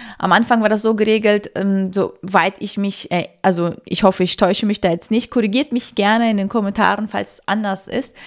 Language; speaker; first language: German; early bilingual, other home language; Russian